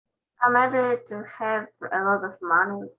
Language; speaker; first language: English; non-native, learner; Ukrainian